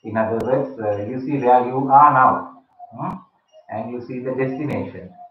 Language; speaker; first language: English; non-native, local second language; Sinhala